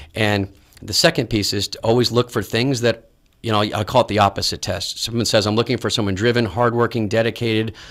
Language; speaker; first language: English; native; English